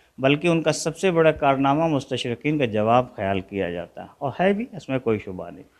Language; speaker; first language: Urdu; native; Urdu